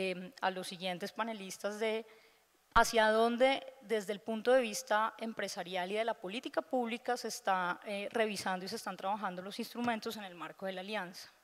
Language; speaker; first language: Spanish; native; Spanish